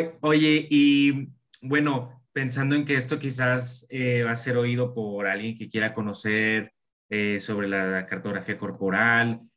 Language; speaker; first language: Spanish; native; Spanish